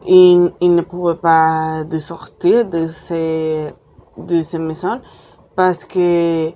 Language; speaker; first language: French; non-native, learner; Spanish